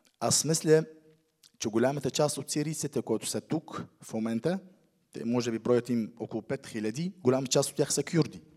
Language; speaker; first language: Bulgarian; non-native, fluent; Arabic